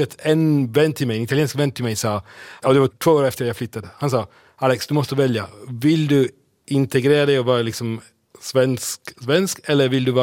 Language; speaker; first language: Swedish; non-native, fluent; Italian